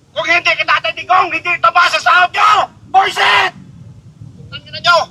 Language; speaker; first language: Filipino; non-native, local second language; Cebuano